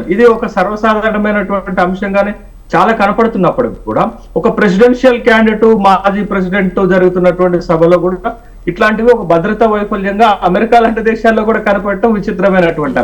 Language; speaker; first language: Telugu; native; Telugu